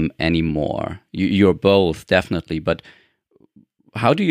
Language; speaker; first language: English; non-native, fluent; German